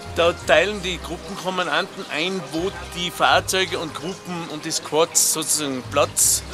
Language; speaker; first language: German; native; German